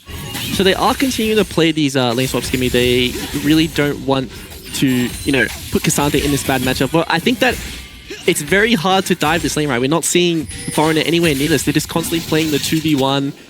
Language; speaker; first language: English; native; English